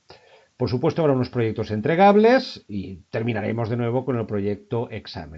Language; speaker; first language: Spanish; native; Spanish